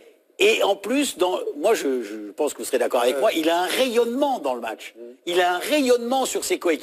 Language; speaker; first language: French; native; French